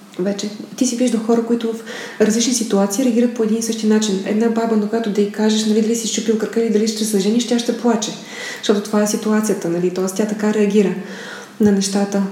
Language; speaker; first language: Bulgarian; native; Bulgarian